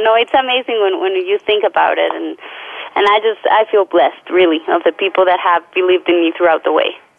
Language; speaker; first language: English; non-native, fluent; Spanish